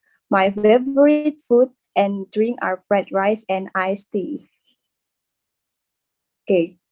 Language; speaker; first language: English; non-native, learner; Indonesian